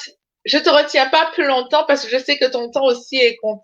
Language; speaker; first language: French; native; French